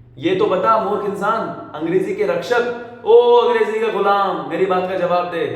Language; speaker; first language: Hindi; native; Hindi